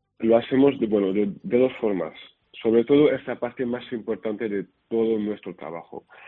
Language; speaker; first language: Spanish; non-native, fluent; French